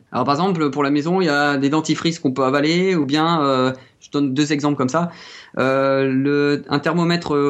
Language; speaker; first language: French; native; French